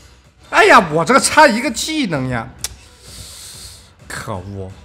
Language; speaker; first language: Chinese; native; Chinese